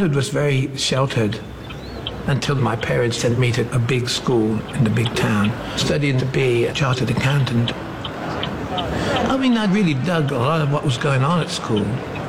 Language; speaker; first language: English; native; English